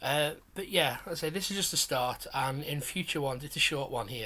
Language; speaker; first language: English; native; English